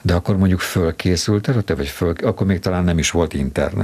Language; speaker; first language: Hungarian; native; Hungarian